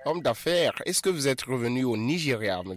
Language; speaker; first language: French; non-native, fluent; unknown